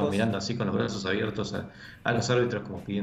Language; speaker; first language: Spanish; native; Spanish